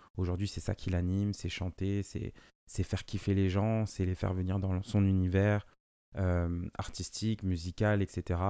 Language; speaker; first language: French; non-native, local second language; Lingala